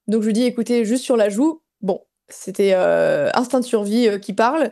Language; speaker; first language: French; native; French